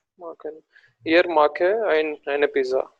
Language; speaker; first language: German; non-native, learner; Telugu